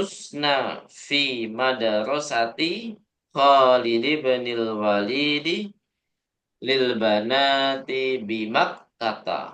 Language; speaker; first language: Arabic; non-native, fluent; Indonesian